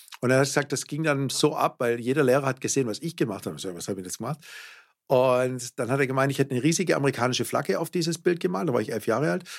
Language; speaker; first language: German; native; German